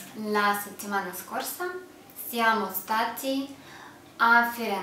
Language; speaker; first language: Italian; non-native, learner; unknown